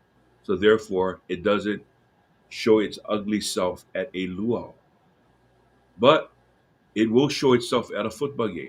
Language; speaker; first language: English; native; English